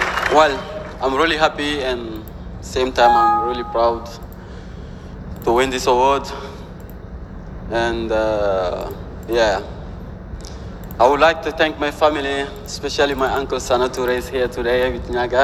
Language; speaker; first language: English; non-native, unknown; Wolof